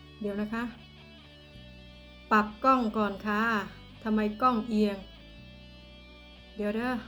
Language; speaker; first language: Thai; non-native, local second language; Northeastern Thai